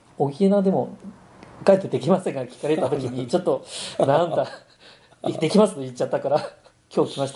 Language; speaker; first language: Japanese; non-native, fluent; Min Nan Chinese